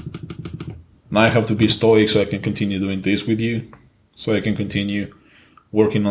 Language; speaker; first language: English; non-native, fluent; Spanish